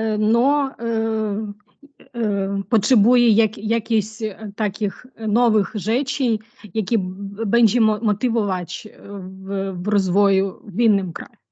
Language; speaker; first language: Polish; non-native, learner; Ukrainian